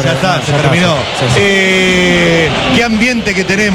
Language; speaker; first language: Spanish; native; Spanish